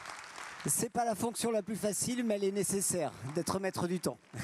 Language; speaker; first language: French; native; French